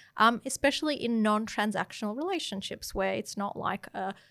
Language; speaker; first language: English; native; English